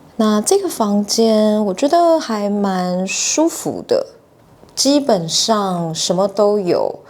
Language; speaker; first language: Chinese; native; Chinese